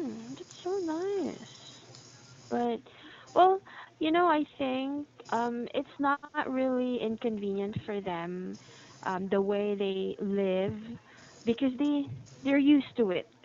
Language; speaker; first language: English; non-native, fluent; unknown